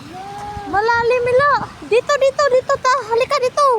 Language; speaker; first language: Filipino; non-native, local second language; Cebuano